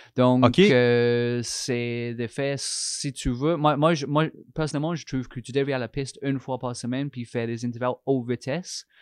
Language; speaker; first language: French; non-native, fluent; English